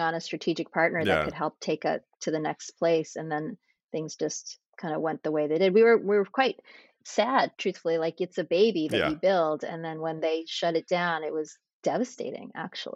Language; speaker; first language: English; native; English